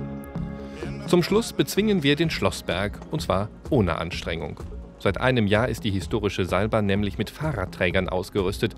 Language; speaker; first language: German; native; German